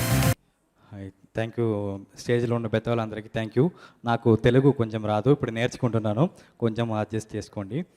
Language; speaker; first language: Telugu; non-native, learner; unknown